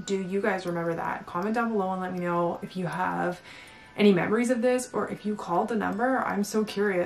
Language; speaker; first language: English; native; English